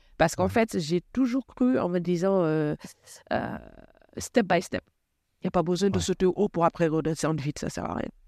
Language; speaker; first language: French; non-native, local second language; Wolof